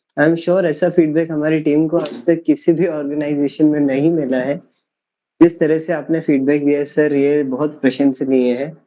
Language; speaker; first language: Hindi; native; Hindi